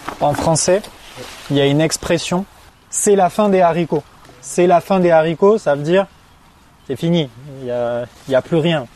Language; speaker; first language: French; native; French